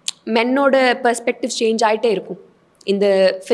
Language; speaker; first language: Tamil; non-native, fluent; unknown